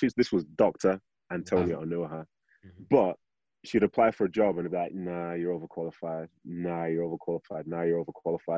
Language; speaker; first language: English; native; English